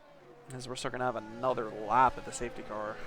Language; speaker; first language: English; native; English